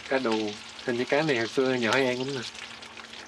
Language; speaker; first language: Vietnamese; native; Vietnamese